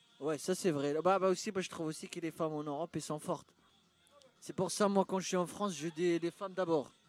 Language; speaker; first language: French; non-native, local second language; Arabic